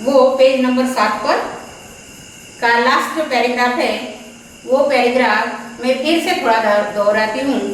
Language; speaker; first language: Hindi; non-native, local second language; Marathi